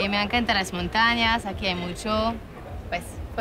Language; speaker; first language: Spanish; non-native, learner; French